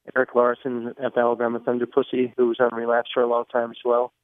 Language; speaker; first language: English; native; English